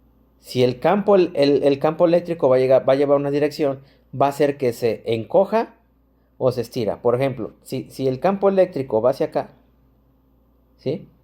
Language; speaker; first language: Spanish; native; Spanish